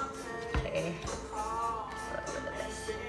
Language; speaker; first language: English; native; English